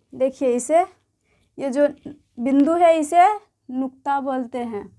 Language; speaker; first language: Hindi; native; Hindi